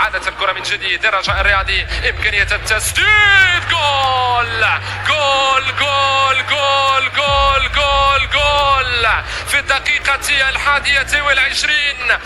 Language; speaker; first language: Arabic; native; Arabic